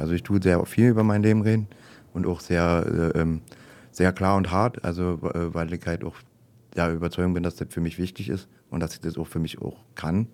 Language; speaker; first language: German; native; German